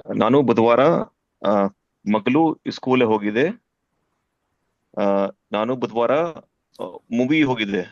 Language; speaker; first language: Kannada; non-native, learner; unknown